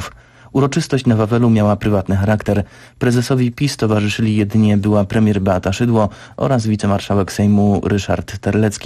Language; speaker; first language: Polish; native; Polish